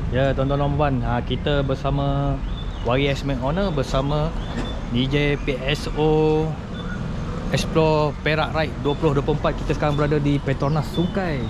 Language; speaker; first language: Malay; native; Malay